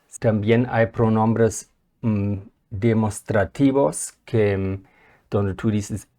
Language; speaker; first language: Spanish; non-native, fluent; German